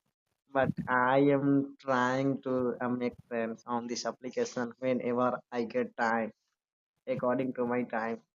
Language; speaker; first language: English; non-native, learner; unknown